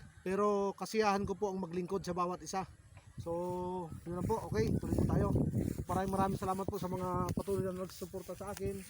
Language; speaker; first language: Filipino; native; Filipino